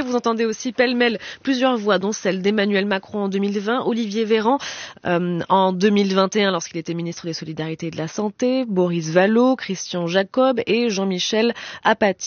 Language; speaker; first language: French; native; French